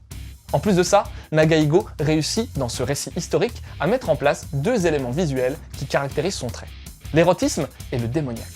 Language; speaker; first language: French; native; French